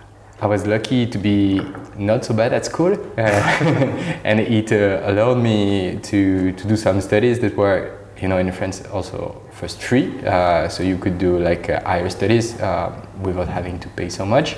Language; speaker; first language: English; non-native, fluent; French